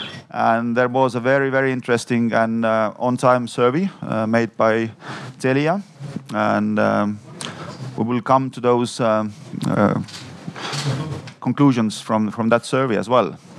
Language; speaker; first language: English; non-native, fluent; Estonian